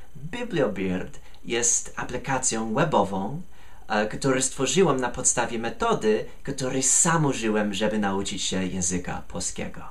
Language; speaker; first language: Polish; non-native, fluent; English